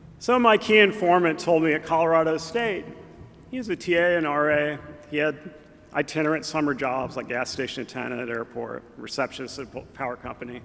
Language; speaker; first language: English; native; English